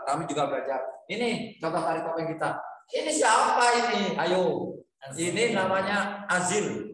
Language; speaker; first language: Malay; non-native, local second language; Javanese